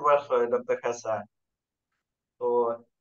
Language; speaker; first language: Russian; non-native, fluent; Vietnamese